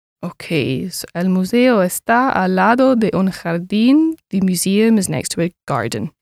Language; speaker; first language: Spanish; non-native, learner; English